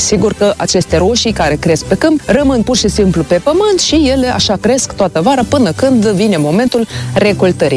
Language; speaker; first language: Romanian; native; Romanian